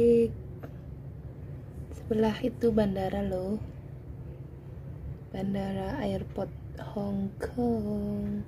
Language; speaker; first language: Indonesian; non-native, local second language; Javanese